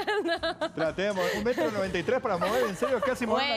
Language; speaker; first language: Spanish; native; Spanish